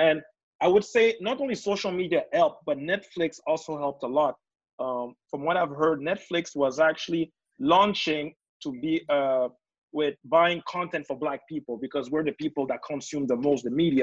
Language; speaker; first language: English; non-native, fluent; French